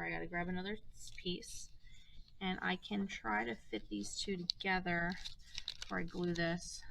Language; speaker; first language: English; native; English